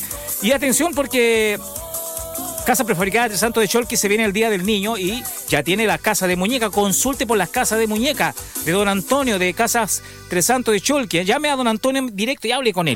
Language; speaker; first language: Spanish; native; Spanish